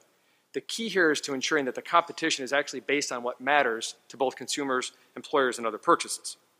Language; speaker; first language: English; native; English